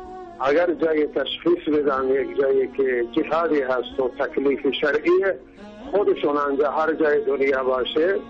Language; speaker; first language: Persian; non-native, local second language; Baluchi